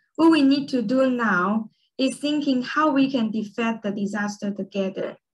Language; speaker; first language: English; early bilingual, other home language; Chinese